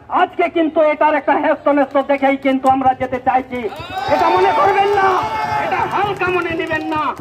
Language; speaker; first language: Bangla; native; Bangla